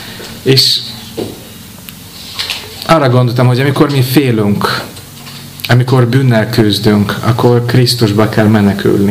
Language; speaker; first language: Hungarian; non-native, fluent; English